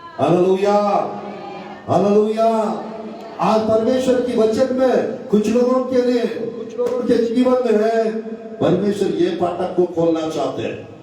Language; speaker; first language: Hindi; non-native, local second language; Telugu